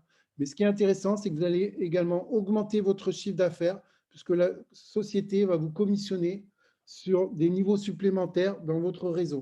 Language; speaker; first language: French; native; French